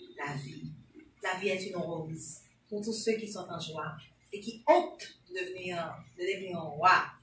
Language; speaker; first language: French; non-native, local second language; Haitian Creole